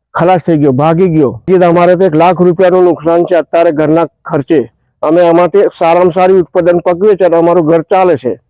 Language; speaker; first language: Gujarati; native; Gujarati